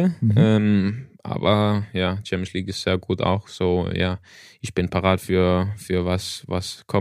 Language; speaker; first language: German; non-native, learner; Danish